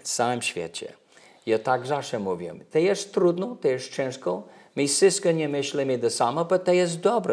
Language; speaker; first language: Polish; early bilingual, heritage; English